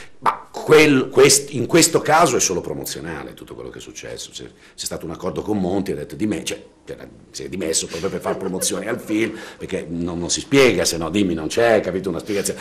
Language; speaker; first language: Italian; native; Italian